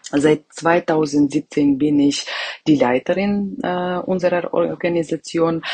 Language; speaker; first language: German; non-native, fluent; Ukrainian